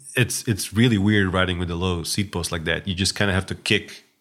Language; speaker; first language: English; non-native, fluent; Russian